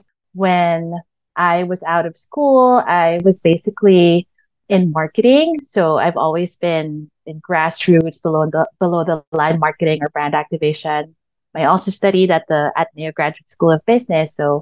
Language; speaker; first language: English; non-native, local second language; Filipino